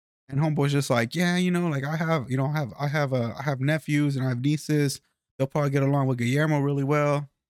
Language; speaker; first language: English; early bilingual, other home language; Spanish